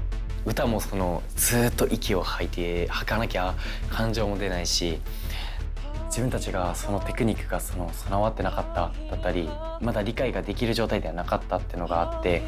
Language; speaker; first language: Japanese; native; Japanese